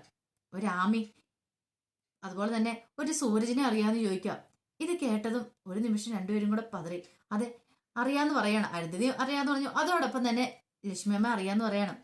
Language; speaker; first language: Malayalam; native; Malayalam